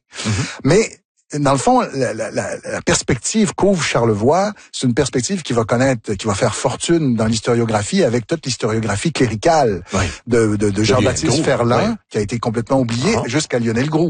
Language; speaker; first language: French; native; French